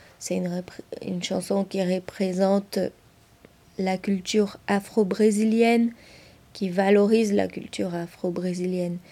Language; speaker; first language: French; non-native, fluent; Portuguese